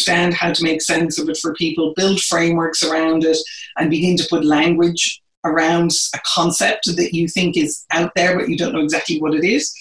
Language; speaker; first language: English; native; English